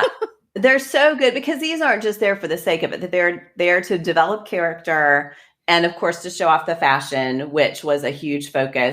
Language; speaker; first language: English; native; English